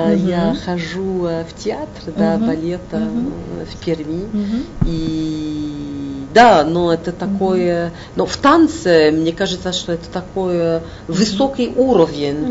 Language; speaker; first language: Russian; non-native, fluent; French